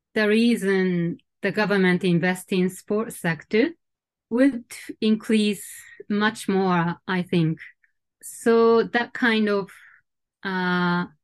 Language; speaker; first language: English; non-native, fluent; Japanese